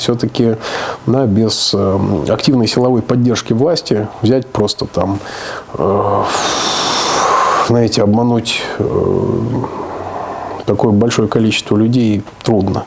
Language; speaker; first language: Russian; native; Russian